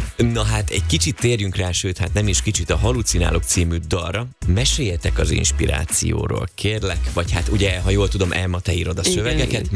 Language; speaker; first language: Hungarian; native; Hungarian